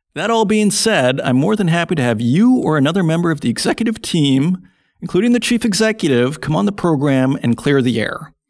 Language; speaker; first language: English; native; English